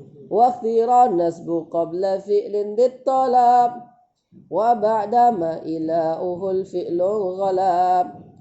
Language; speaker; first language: Arabic; non-native, fluent; Indonesian